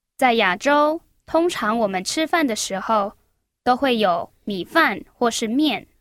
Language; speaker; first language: Chinese; native; Chinese